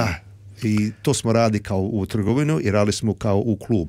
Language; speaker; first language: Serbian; early bilingual, heritage; Serbian